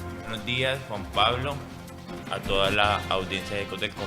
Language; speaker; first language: Spanish; native; Spanish